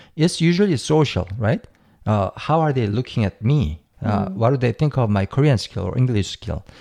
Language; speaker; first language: English; non-native, fluent; Korean